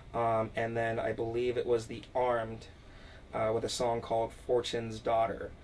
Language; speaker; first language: English; native; English